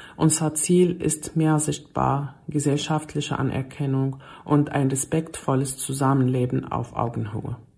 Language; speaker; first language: German; non-native, fluent; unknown